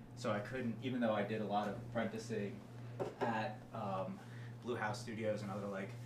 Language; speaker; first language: English; native; English